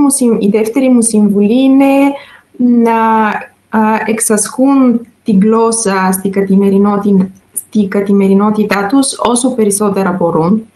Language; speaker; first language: Greek; non-native, fluent; Bulgarian